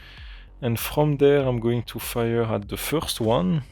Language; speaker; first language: English; non-native, fluent; French